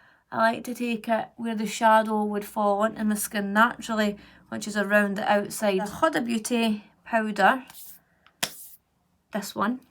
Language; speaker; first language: English; native; English